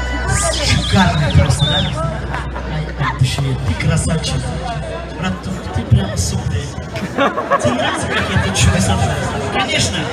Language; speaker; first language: Russian; non-native, fluent; Lezghian